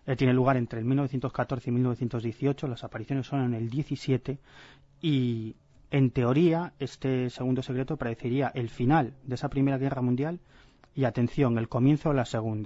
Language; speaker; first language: Spanish; native; Spanish